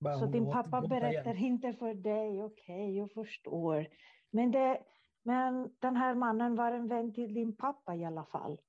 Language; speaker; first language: Swedish; non-native, fluent; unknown